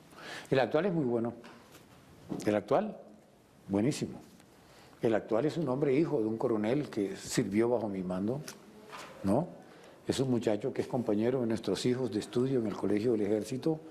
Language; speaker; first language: Spanish; native; Spanish